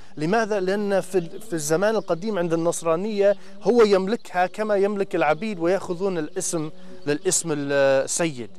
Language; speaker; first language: Arabic; non-native, fluent; English